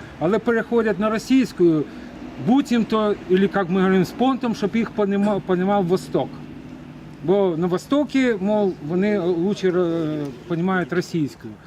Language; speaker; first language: Ukrainian; non-native, local second language; Russian